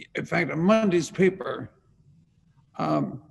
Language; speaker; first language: English; native; English